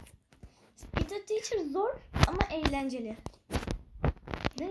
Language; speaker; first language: Turkish; native; Turkish